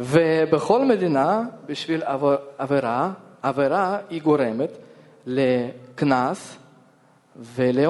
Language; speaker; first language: Hebrew; non-native, fluent; Russian